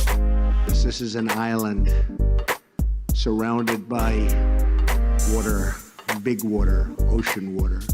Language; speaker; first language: English; native; English